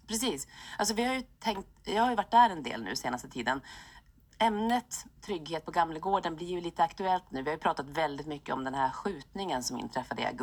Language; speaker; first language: Swedish; native; Swedish